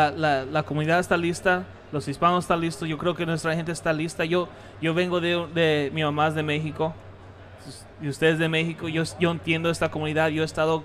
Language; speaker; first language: Spanish; early bilingual, heritage; Spanish